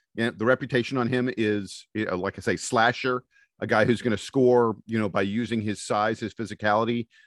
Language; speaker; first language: English; native; English